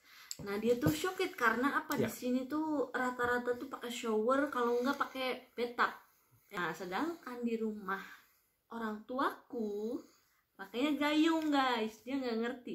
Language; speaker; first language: Indonesian; non-native, local second language; Javanese